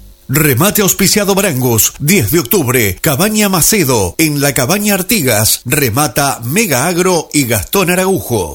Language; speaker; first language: Spanish; native; Spanish